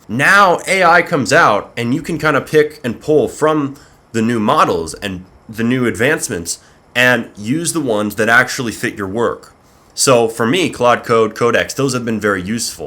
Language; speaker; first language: English; native; English